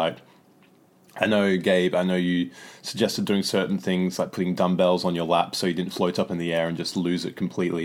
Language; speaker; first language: English; native; English